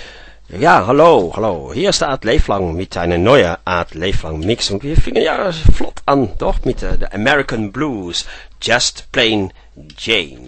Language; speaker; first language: German; non-native, fluent; Dutch